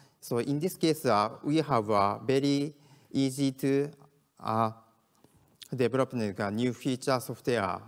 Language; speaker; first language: English; non-native, learner; Japanese